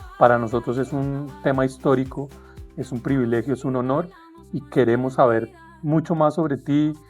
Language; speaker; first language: Spanish; native; Spanish